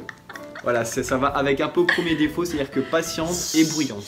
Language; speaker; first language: French; native; French